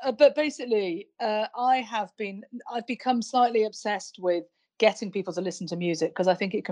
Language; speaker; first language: English; native; English